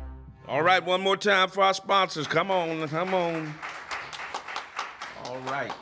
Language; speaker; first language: English; native; English